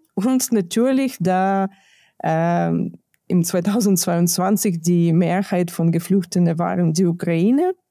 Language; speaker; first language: German; non-native, fluent; Ukrainian